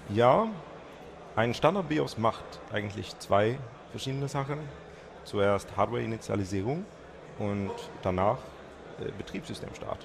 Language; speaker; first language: German; non-native, fluent; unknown